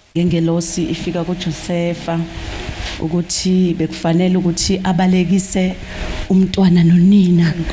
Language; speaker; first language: Zulu; native; Zulu